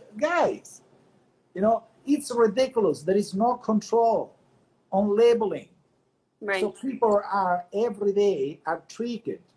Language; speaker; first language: English; non-native, fluent; Italian